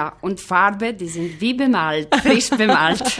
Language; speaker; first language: German; non-native, fluent; Polish